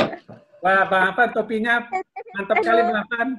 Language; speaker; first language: Indonesian; native; Indonesian